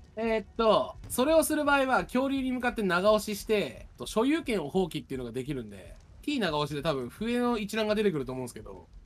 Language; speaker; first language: Japanese; native; Japanese